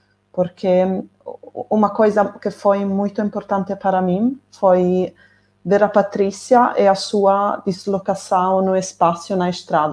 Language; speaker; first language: Portuguese; non-native, fluent; Italian